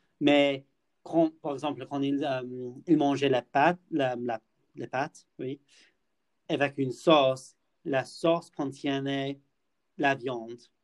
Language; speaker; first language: French; non-native, learner; English